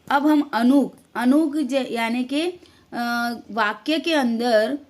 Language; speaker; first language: Hindi; non-native, local second language; Gujarati